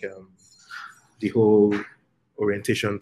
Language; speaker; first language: English; native; English